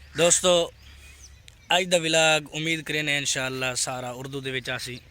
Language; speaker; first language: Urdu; non-native, local second language; Saraiki